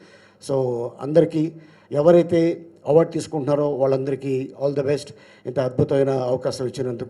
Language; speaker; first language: Telugu; native; Telugu